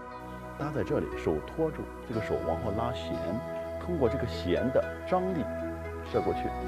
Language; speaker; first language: Chinese; native; Chinese